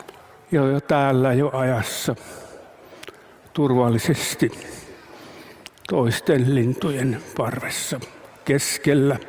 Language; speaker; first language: Finnish; native; Finnish